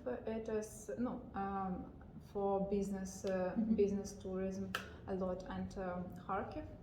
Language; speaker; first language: English; non-native, learner; Ukrainian